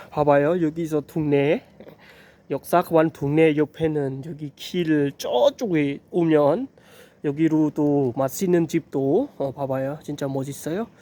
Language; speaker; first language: Korean; non-native, learner; Khmer